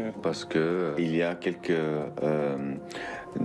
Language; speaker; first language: French; non-native, fluent; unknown